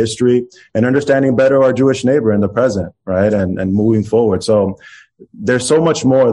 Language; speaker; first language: English; native; English